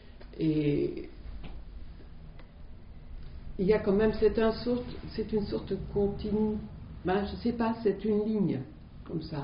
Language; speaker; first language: French; non-native, fluent; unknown